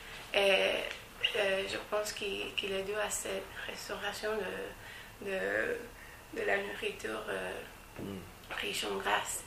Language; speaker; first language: French; non-native, fluent; English